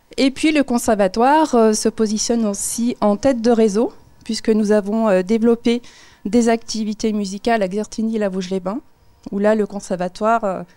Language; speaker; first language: French; native; French